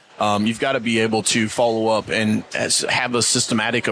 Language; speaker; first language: English; native; English